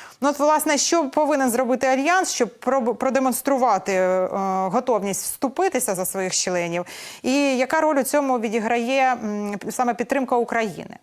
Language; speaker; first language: Ukrainian; native; Ukrainian